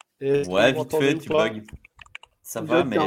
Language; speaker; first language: French; native; French